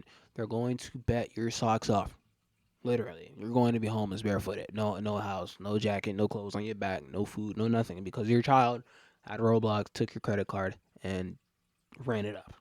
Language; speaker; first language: English; native; English